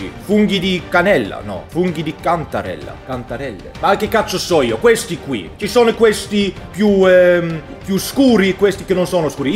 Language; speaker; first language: Italian; non-native, learner; Swedish